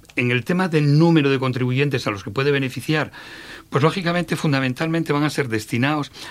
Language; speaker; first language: Spanish; native; Spanish